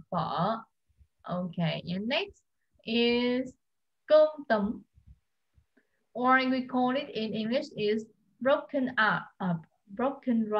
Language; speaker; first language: English; non-native, fluent; Vietnamese